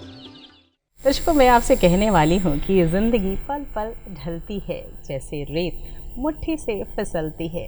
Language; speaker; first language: Hindi; native; Hindi